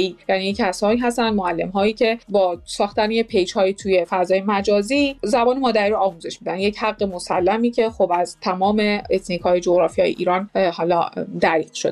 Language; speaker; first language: Persian; native; Persian